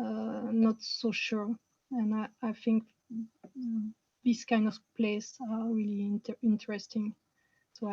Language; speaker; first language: English; non-native, fluent; French